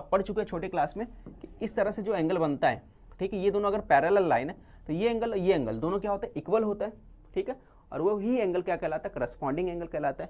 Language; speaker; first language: Hindi; native; Hindi